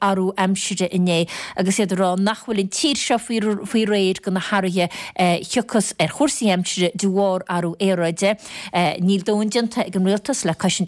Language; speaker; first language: Irish; native; Irish